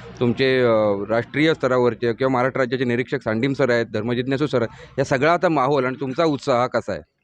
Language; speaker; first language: Marathi; native; Marathi